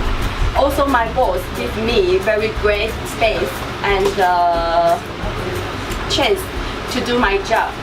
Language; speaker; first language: English; non-native, learner; Chinese